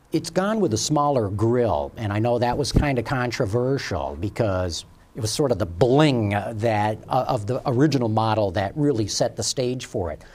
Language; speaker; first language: English; native; English